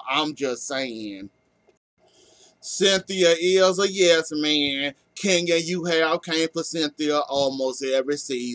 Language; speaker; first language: English; native; English